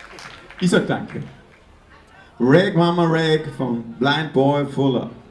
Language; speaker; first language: German; native; German